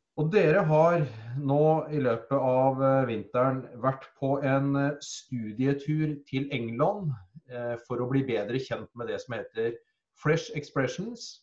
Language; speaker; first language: Norwegian; native; Norwegian